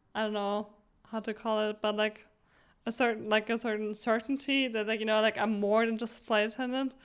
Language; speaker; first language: English; non-native, fluent; German